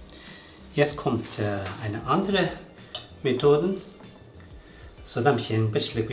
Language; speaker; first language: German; non-native, learner; Tibetan